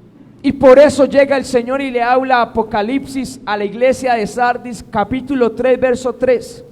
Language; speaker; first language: Spanish; native; Spanish